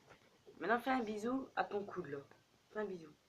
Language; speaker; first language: French; native; French